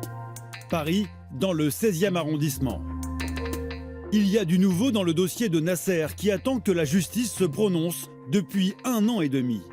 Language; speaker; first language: French; native; French